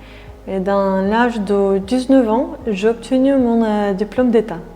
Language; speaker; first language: French; non-native, fluent; Russian